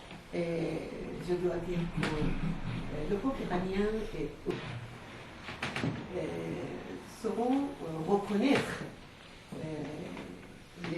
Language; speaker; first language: French; non-native, fluent; Persian